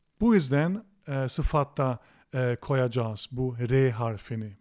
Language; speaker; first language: Turkish; non-native, fluent; German